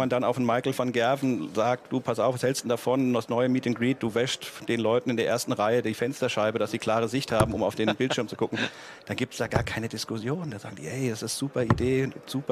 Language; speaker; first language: German; native; German